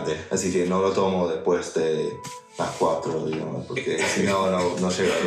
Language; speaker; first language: Spanish; non-native, fluent; English